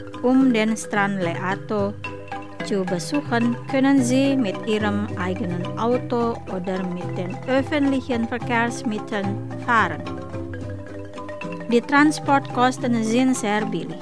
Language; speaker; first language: German; non-native, fluent; Indonesian